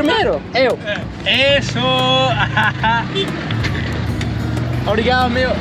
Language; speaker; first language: Portuguese; non-native, learner; English